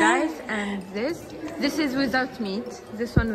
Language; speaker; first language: English; non-native, learner; Japanese